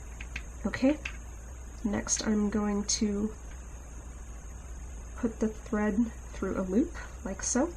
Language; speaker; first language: English; native; English